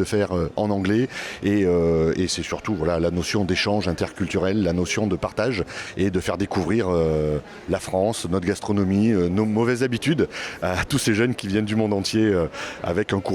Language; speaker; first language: French; native; French